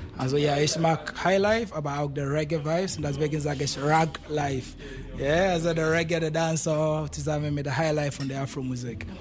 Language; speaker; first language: German; non-native, fluent; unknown